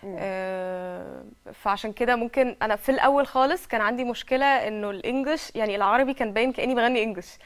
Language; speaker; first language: Arabic; native; Arabic